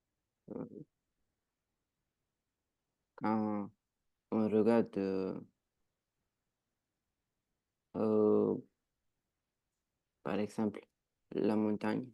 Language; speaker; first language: French; non-native, learner; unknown